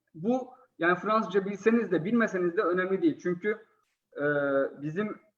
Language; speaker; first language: Turkish; early bilingual, heritage; Turkish